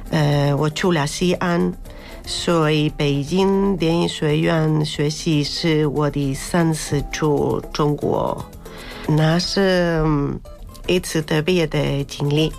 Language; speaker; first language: Chinese; non-native, fluent; Spanish